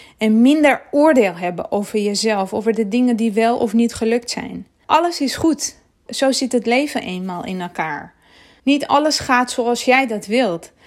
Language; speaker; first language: Dutch; non-native, fluent; Armenian